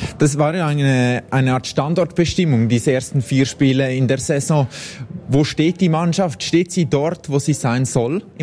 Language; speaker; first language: German; native; German